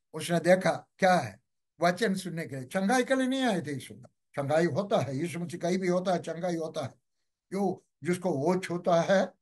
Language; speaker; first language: Hindi; non-native, local second language; Malayalam